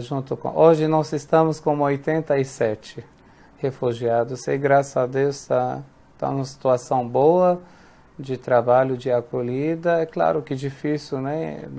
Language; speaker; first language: Portuguese; non-native, fluent; Arabic